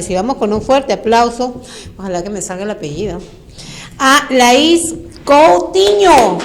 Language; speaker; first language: Spanish; native; Spanish